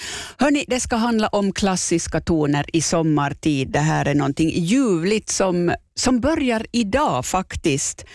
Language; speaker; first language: Swedish; native; Swedish